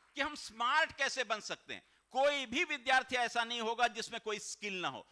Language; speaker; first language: Hindi; native; Hindi